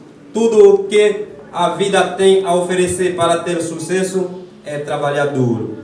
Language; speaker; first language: Portuguese; non-native, learner; Haitian Creole